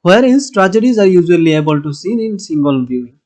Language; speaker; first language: English; non-native, local second language; Bangla